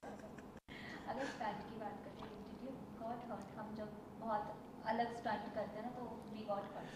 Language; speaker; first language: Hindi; native; Hindi